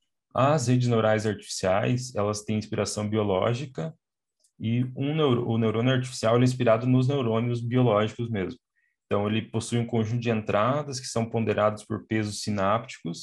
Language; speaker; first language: Portuguese; native; Portuguese